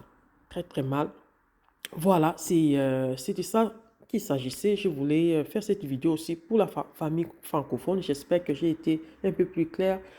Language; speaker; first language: French; non-native, local second language; Lingala